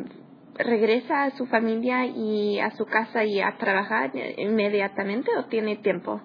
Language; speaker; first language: Spanish; non-native, learner; English